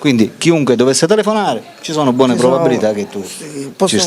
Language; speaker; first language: Italian; native; Italian